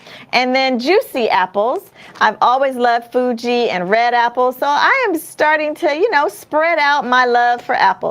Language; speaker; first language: English; native; English